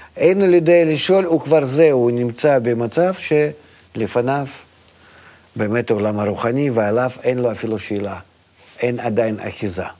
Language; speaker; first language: Hebrew; non-native, fluent; Russian